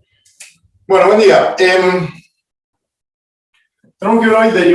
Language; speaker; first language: Spanish; native; Spanish